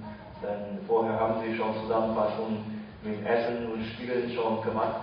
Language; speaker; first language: German; non-native, fluent; Chinese